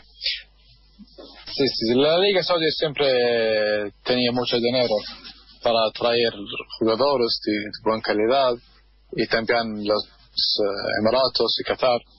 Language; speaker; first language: Spanish; non-native, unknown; Arabic